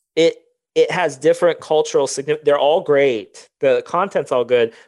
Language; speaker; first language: English; native; English